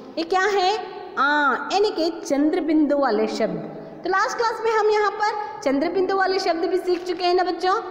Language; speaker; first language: Hindi; non-native, local second language; Kannada